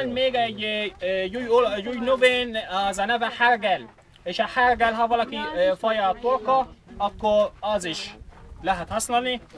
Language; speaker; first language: Hungarian; non-native, learner; Arabic